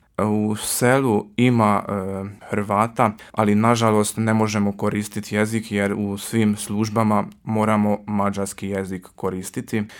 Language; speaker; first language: Croatian; early bilingual, heritage; Croatian